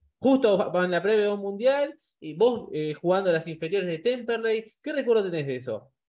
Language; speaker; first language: Spanish; native; Spanish